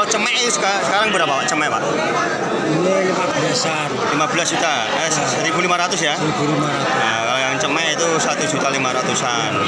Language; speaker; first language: Indonesian; non-native, local second language; Javanese